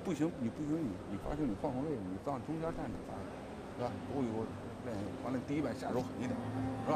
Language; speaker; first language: Chinese; native; Chinese